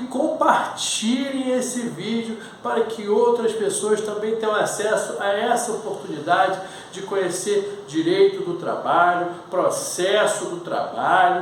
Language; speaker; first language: Portuguese; native; Portuguese